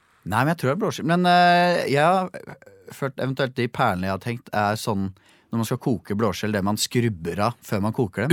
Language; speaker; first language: Norwegian; native; Norwegian